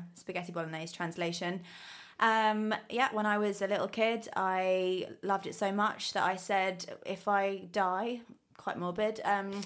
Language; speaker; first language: English; native; English